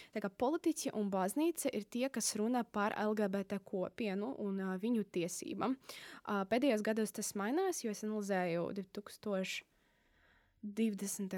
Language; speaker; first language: Latvian; non-native, local second language; Russian